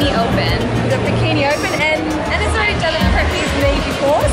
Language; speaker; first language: English; native; English